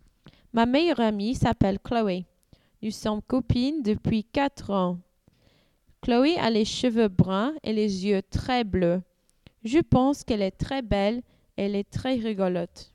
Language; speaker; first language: French; non-native, learner; English